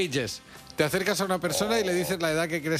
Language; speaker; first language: Spanish; native; Spanish